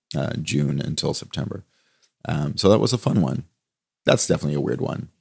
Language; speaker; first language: English; native; English